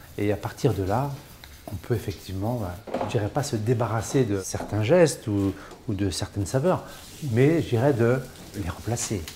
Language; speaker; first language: French; native; French